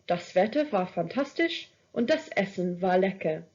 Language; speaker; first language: German; non-native, fluent; English